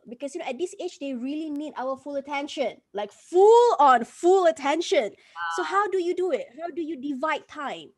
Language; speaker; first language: English; non-native, local second language; Malay